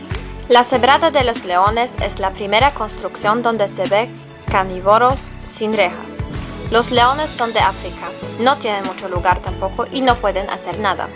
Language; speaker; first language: Spanish; non-native, learner; German